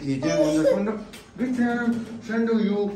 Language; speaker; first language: Turkish; non-native, learner; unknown